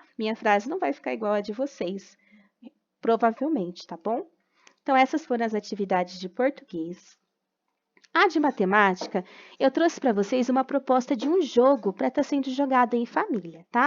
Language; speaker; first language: Portuguese; native; Portuguese